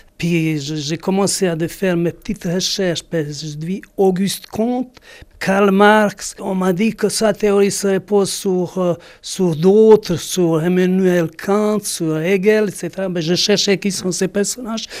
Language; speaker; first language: French; non-native, fluent; Bosnian